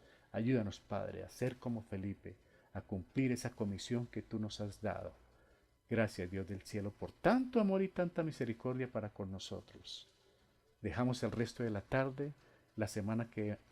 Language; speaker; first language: Spanish; native; Spanish